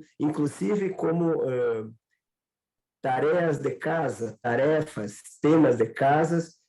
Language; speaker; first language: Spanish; non-native, learner; Portuguese